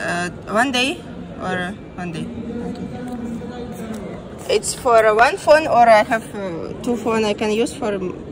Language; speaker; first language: English; non-native, learner; Russian